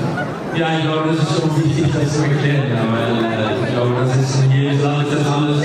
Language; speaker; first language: German; non-native, fluent; Dutch